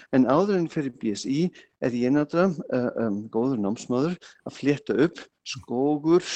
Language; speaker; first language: Icelandic; non-native, fluent; German